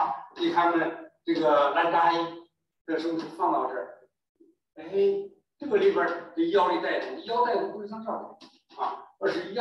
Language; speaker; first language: Chinese; native; Chinese